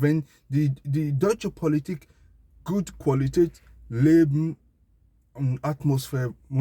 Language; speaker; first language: German; non-native, learner; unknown